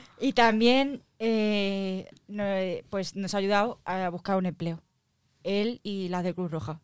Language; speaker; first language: Spanish; native; Spanish